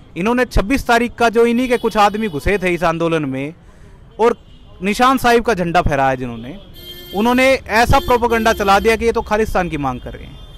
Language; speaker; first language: Hindi; native; Hindi